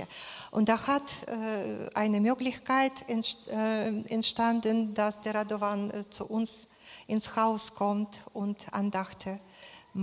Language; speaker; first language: German; non-native, fluent; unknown